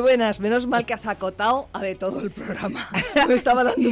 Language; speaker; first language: Spanish; native; Spanish